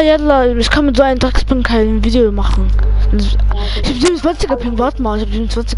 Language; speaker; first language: German; native; German